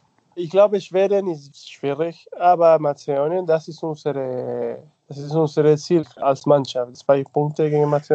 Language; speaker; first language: German; non-native, fluent; Spanish